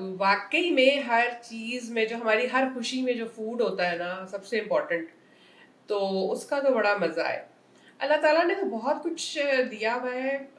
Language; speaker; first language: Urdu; native; Urdu